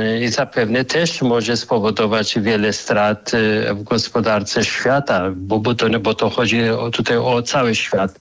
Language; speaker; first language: Polish; non-native, fluent; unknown